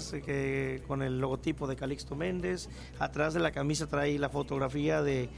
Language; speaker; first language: Spanish; native; Spanish